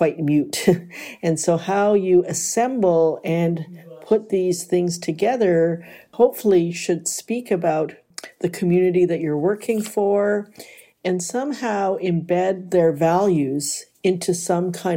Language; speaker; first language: English; native; English